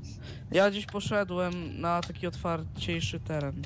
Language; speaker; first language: Polish; native; Polish